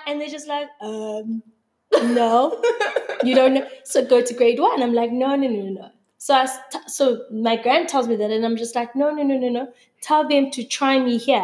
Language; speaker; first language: English; early bilingual, other home language; Zulu